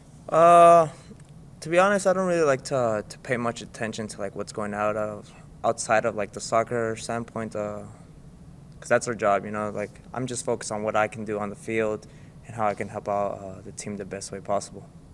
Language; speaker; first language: English; early bilingual, other home language; Spanish